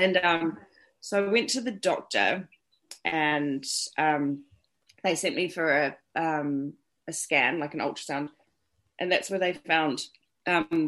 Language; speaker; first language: English; native; English